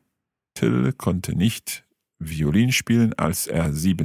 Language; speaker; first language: German; non-native, fluent; English